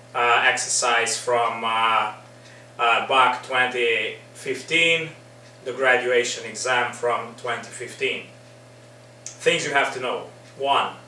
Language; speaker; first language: English; non-native, fluent; Hungarian